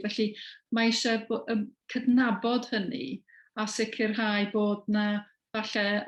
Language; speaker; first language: Welsh; native; Welsh